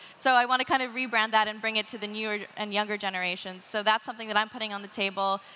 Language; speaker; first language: English; native; English